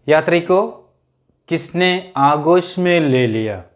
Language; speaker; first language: Hindi; non-native, local second language; Malayalam